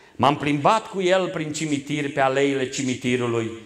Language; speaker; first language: Romanian; native; Romanian